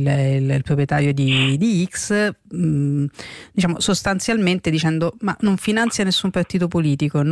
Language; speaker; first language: Italian; native; Italian